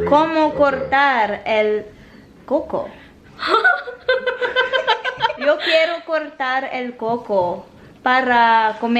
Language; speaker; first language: Spanish; non-native, learner; English